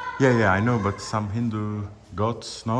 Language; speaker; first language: English; non-native, learner; Turkish